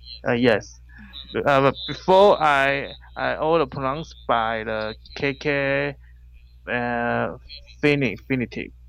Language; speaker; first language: English; non-native, learner; Chinese